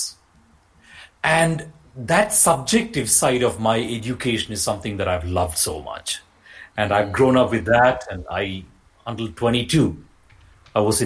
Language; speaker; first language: English; non-native, local second language; Malayalam